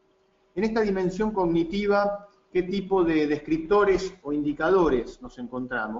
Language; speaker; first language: Spanish; native; Spanish